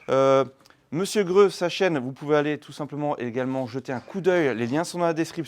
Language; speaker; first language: French; native; French